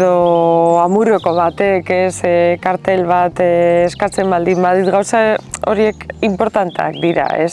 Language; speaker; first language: Basque; non-native, local second language; Spanish